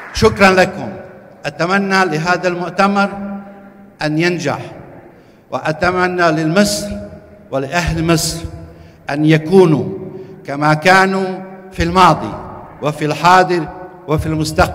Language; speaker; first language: Arabic; non-native, fluent; Bosnian